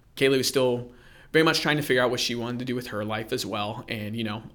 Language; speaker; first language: English; native; English